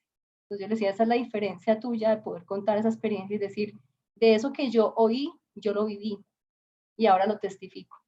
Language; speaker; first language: Spanish; native; Spanish